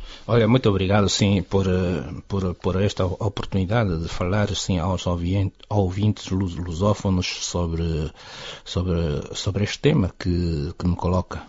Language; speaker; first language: Portuguese; non-native, fluent; Chinese